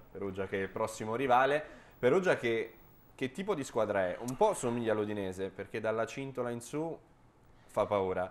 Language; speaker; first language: Italian; native; Italian